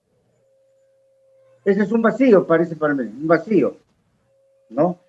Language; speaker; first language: Spanish; native; Spanish